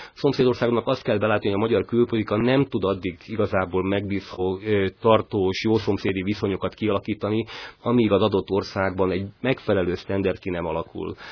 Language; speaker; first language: Hungarian; native; Hungarian